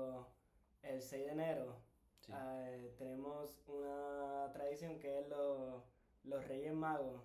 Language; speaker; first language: Spanish; native; Spanish